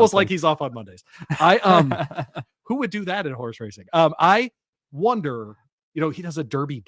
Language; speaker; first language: English; native; English